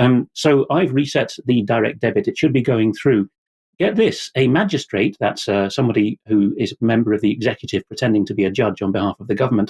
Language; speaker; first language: English; non-native, fluent; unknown